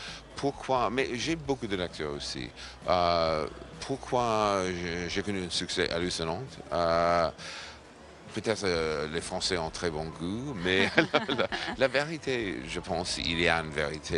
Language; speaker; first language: French; non-native, fluent; English